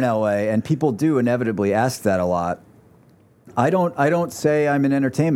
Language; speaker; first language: English; native; English